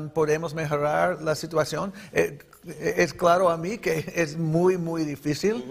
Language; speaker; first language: Spanish; early bilingual, heritage; Spanish